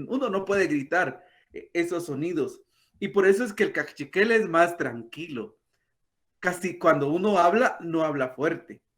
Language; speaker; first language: Spanish; non-native, local second language; Kaqchikel